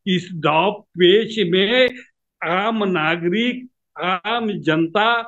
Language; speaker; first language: Hindi; native; Hindi